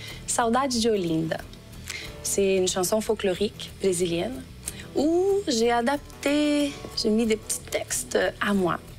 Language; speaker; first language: French; non-native, fluent; Portuguese